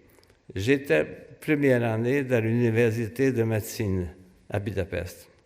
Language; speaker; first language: French; non-native, fluent; Hungarian